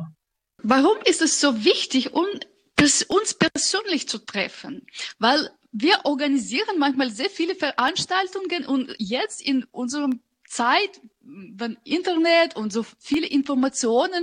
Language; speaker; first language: German; non-native, fluent; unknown